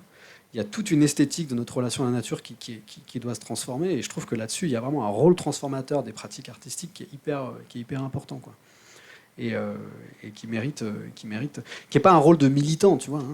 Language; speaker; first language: French; native; French